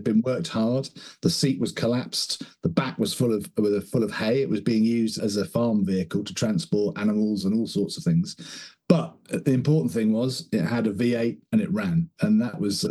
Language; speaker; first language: English; native; English